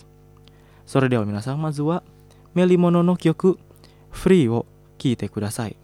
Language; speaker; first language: Japanese; non-native, fluent; Indonesian